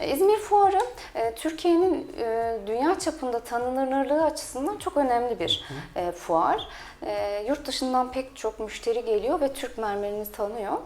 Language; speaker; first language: Turkish; native; Turkish